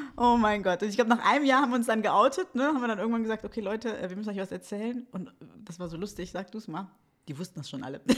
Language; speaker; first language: German; early bilingual, other home language; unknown